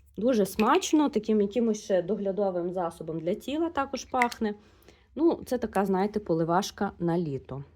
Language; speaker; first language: Ukrainian; non-native, local second language; Russian